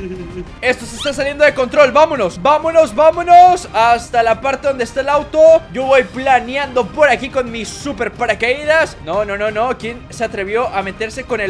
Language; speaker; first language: Spanish; native; Spanish